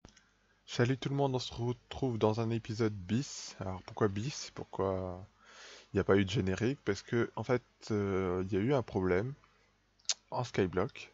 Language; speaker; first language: French; native; French